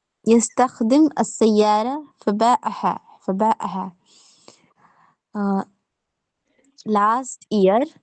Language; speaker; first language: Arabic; non-native, learner; Hindi